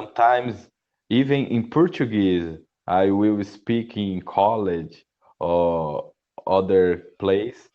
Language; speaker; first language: English; non-native, learner; Portuguese